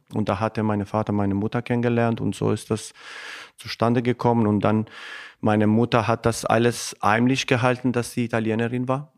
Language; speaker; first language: German; non-native, fluent; Albanian